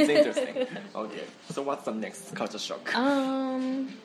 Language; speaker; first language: English; non-native, learner; Japanese